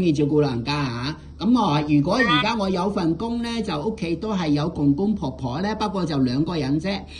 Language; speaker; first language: Cantonese; native; Cantonese